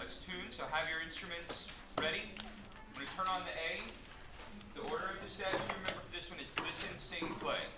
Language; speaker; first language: English; native; English